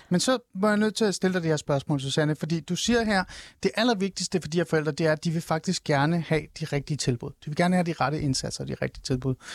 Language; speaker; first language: Danish; early bilingual, other home language; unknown